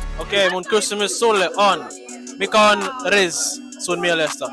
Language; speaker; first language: Finnish; non-native, learner; English